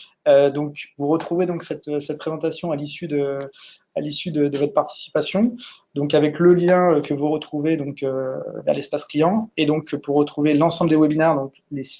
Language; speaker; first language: French; native; French